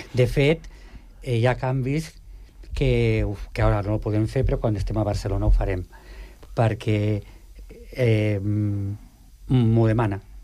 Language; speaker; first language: Catalan; non-native, local second language; Spanish